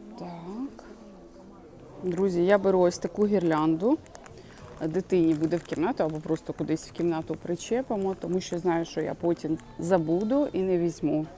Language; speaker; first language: Ukrainian; native; Ukrainian